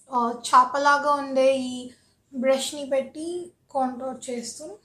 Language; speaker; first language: Telugu; native; Telugu